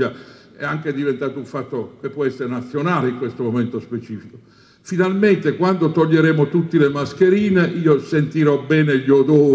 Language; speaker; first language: Italian; native; Italian